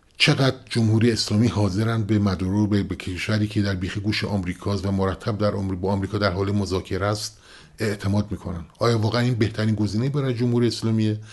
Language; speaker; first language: Persian; non-native, local second language; Kurdish